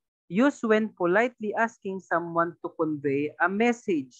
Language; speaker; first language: English; non-native, local second language; Filipino